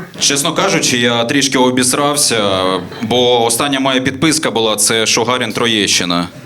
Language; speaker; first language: Ukrainian; non-native, local second language; Russian